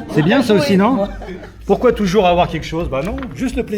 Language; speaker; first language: French; native; French